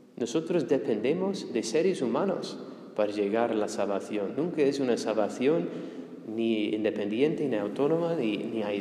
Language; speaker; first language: Spanish; non-native, fluent; English